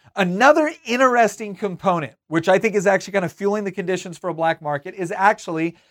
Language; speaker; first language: English; native; English